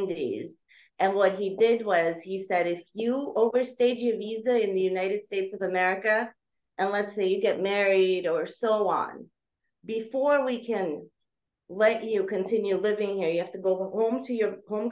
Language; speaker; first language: English; early bilingual, other home language; Russian